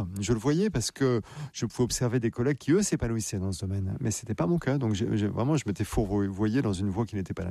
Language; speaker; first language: French; native; French